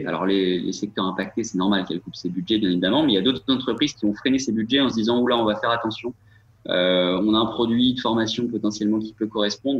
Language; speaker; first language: French; native; French